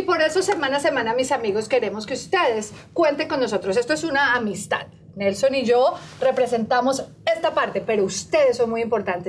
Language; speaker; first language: Spanish; native; Spanish